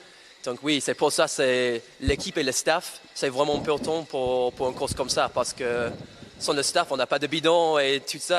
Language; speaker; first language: French; non-native, learner; English